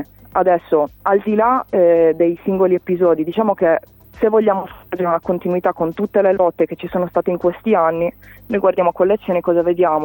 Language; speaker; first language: Italian; native; Italian